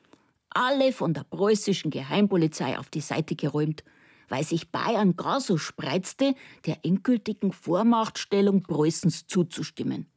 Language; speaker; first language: German; native; German